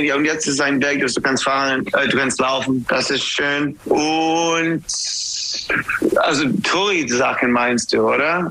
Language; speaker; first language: German; non-native, learner; English